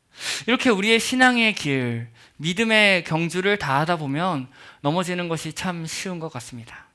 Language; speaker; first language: Korean; native; Korean